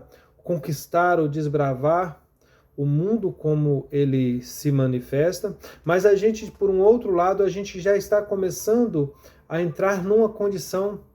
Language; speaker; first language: Portuguese; native; Portuguese